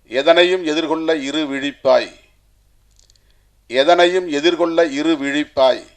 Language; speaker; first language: Tamil; native; Tamil